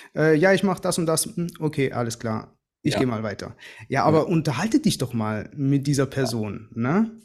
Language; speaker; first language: German; early bilingual, other home language; Greek